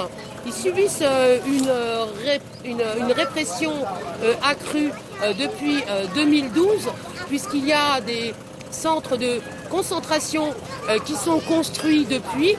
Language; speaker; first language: French; native; French